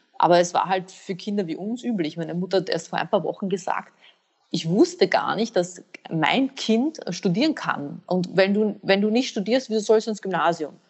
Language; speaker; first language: German; early bilingual, other home language; Bosnian